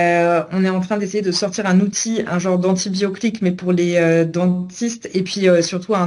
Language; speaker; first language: French; native; French